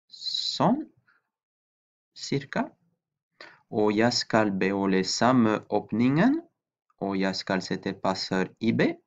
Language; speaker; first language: Norwegian; non-native, fluent; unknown